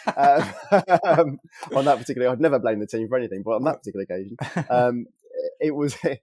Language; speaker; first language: English; native; English